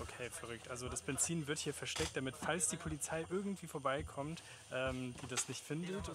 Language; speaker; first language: German; native; German